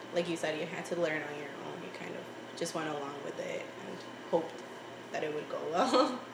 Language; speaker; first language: English; early bilingual, other home language; Spanish